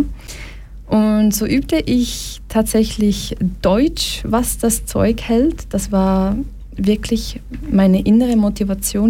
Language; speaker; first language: German; early bilingual, other home language; Portuguese